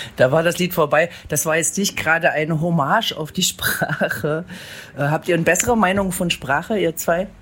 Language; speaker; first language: German; native; German